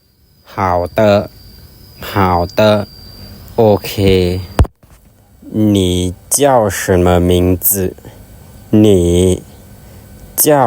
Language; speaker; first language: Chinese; non-native, fluent; Lao